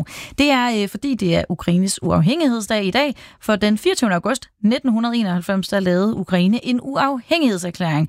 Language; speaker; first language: Danish; native; Danish